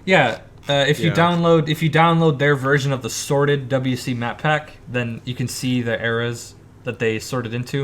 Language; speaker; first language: English; native; English